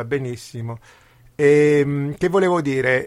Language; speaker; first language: Italian; native; Italian